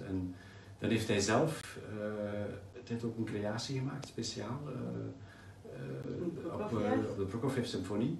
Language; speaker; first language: Dutch; native; Dutch